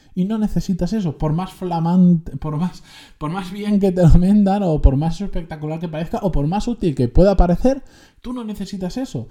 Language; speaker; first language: Spanish; native; Spanish